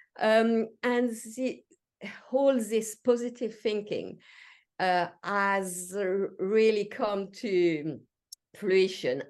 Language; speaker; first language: English; non-native, fluent; French